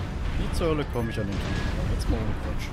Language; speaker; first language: German; native; German